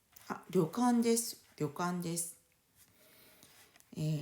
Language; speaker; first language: Japanese; non-native, fluent; French